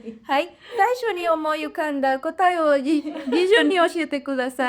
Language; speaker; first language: Japanese; non-native, learner; Spanish